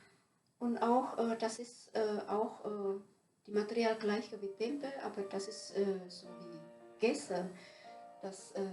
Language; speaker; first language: German; non-native, fluent; Javanese